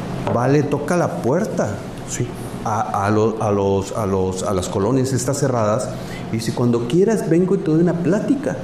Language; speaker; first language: Spanish; native; Spanish